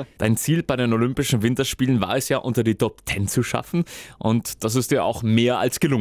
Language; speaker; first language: German; native; German